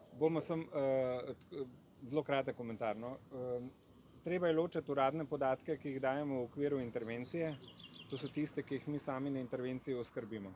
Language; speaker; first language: Slovenian; native; Slovenian